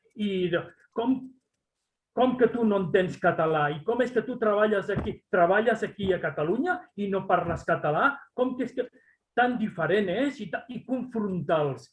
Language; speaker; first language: Catalan; non-native, local second language; Spanish